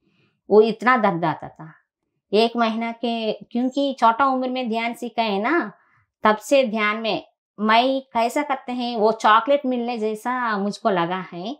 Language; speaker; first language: Hindi; non-native, local second language; Telugu